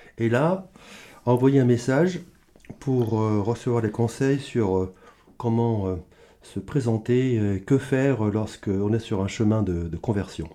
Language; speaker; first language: French; native; French